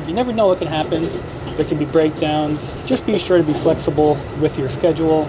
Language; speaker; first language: English; native; English